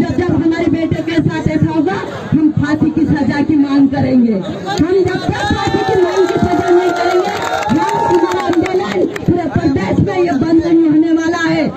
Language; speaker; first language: Hindi; native; Hindi